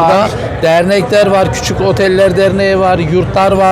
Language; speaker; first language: Turkish; native; Turkish